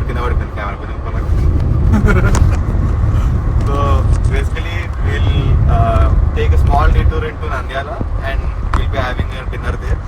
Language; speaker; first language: Telugu; native; Telugu